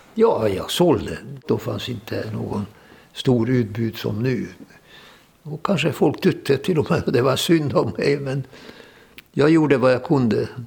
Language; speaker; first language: Swedish; non-native, fluent; Hungarian